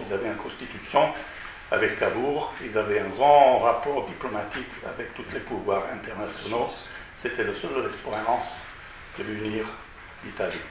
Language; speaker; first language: French; non-native, fluent; Italian